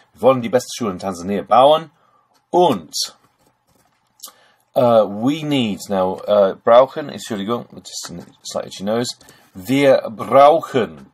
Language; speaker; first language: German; non-native, fluent; English